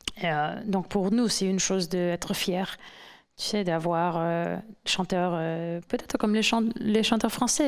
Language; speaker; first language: French; non-native, fluent; English